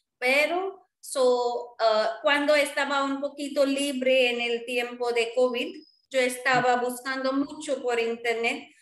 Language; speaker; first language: Spanish; non-native, fluent; Marwari